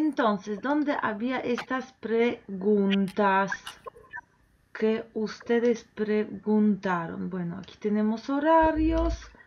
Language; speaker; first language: Spanish; non-native, fluent; Polish